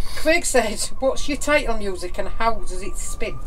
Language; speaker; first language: English; native; English